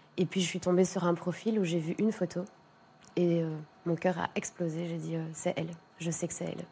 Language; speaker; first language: French; native; French